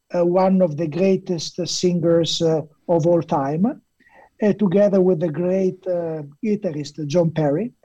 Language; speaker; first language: English; non-native, fluent; Italian